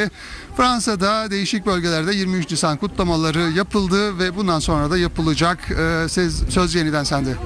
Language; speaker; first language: Turkish; native; Turkish